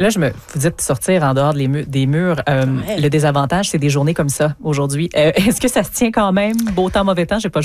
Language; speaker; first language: French; native; French